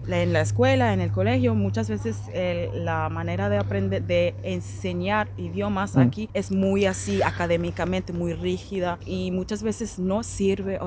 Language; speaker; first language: Spanish; non-native, fluent; German